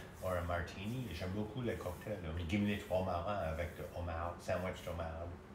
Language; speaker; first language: French; non-native, fluent; English